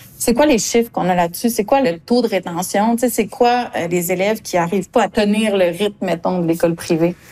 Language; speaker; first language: French; native; French